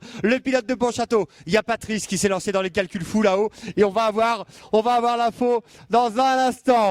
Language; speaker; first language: French; native; French